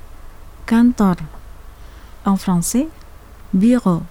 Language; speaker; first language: French; non-native, fluent; Indonesian